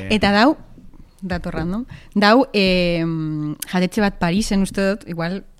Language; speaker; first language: Basque; native; Basque